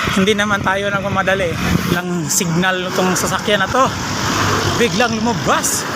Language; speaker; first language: Filipino; non-native, local second language; Cebuano